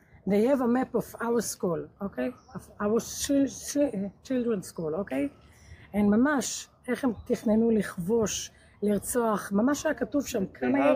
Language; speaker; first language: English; non-native, learner; Hebrew